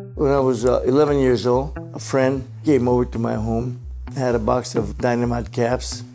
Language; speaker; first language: English; native; English